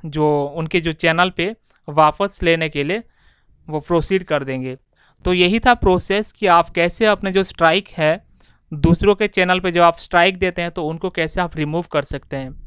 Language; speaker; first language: Hindi; non-native, local second language; Bangla